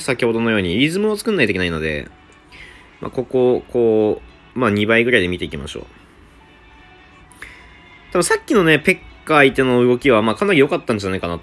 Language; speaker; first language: Japanese; native; Japanese